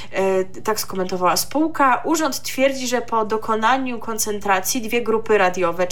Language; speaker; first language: Polish; native; Polish